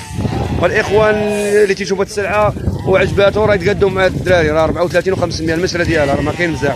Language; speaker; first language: Arabic; native; Arabic